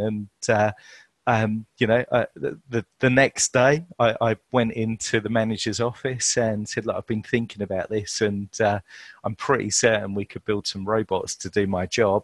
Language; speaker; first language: English; native; English